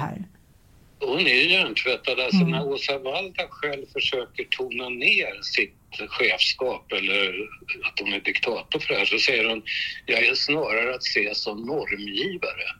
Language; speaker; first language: Swedish; native; Swedish